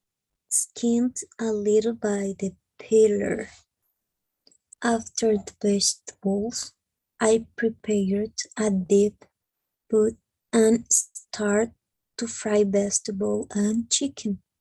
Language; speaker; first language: English; non-native, learner; Spanish